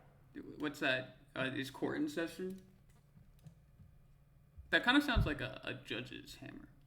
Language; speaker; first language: English; native; English